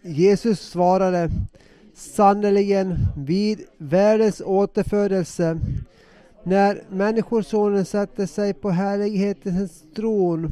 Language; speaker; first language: Swedish; non-native, local second language; Finnish